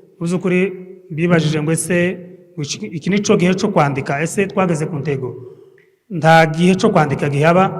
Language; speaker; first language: Kinyarwanda; native; Kinyarwanda